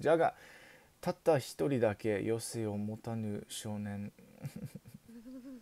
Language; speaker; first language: Japanese; non-native, learner; English